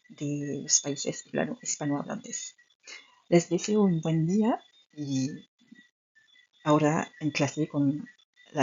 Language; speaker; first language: Spanish; non-native, fluent; French